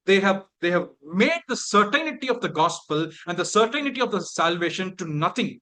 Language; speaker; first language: English; non-native, local second language; Tamil